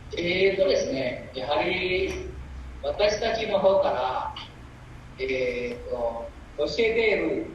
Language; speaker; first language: Japanese; non-native, learner; Indonesian